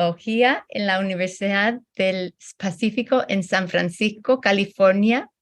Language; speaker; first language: Spanish; early bilingual, heritage; Spanish